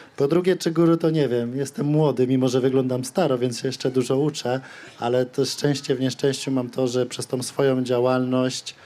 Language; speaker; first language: Polish; native; Polish